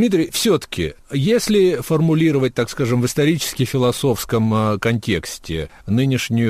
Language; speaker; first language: Russian; native; Russian